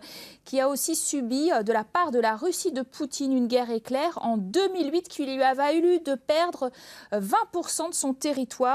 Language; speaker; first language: French; native; French